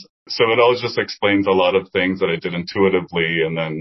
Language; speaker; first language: English; non-native, fluent; Spanish